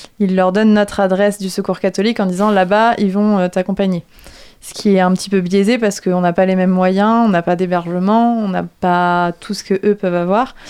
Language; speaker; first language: French; native; French